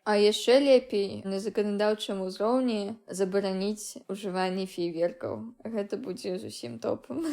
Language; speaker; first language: Belarusian; non-native, local second language; Russian